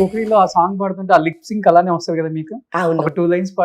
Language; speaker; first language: Telugu; native; Telugu